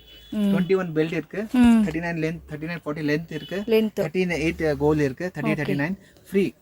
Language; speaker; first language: Tamil; non-native, learner; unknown